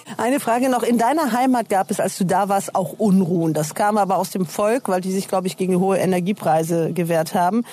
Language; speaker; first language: German; native; German